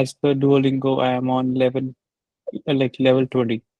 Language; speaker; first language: English; non-native, local second language; Hindi